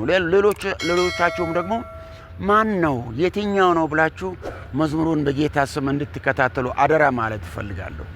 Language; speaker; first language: Amharic; non-native, local second language; Wolaytta